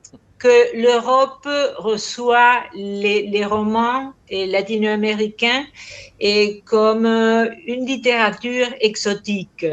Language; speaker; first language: French; non-native, fluent; Spanish